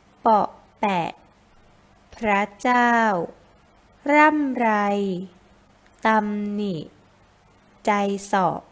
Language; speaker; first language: Thai; native; Thai